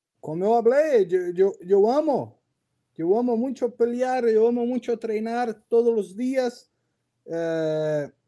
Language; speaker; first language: Spanish; non-native, learner; Portuguese